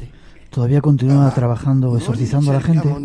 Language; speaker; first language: Spanish; native; Spanish